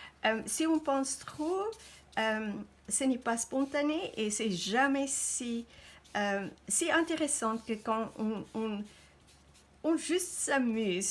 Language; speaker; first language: French; non-native, fluent; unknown